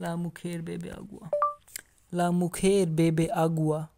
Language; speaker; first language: Spanish; non-native, learner; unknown